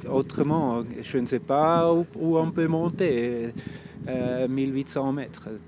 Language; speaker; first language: French; non-native, local second language; German